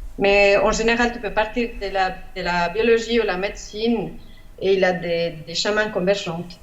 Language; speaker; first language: French; non-native, fluent; Spanish